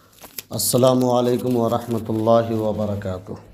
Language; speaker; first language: Urdu; native; Urdu